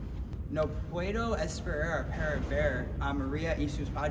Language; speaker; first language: Spanish; non-native, learner; English